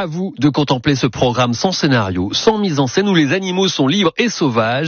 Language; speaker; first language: French; native; French